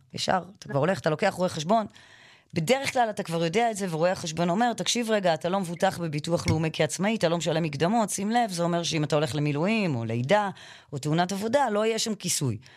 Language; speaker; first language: Hebrew; native; Hebrew